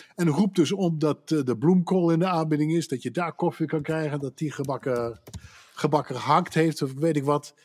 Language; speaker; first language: Dutch; native; Dutch